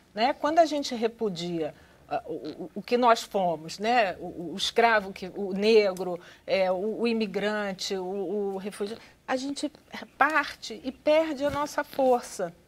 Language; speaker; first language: Portuguese; native; Portuguese